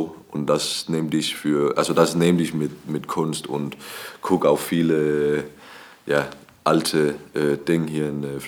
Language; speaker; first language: German; non-native, learner; Danish